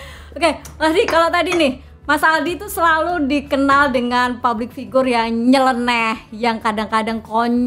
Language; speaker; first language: Indonesian; native; Indonesian